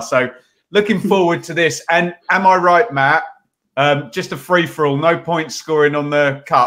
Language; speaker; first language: English; native; English